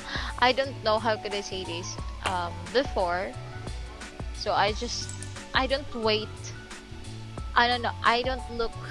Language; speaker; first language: English; non-native, local second language; Filipino